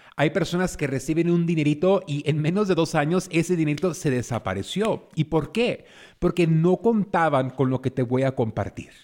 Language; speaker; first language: Spanish; early bilingual, heritage; Spanish